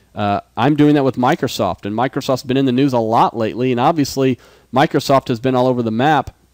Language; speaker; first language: English; native; English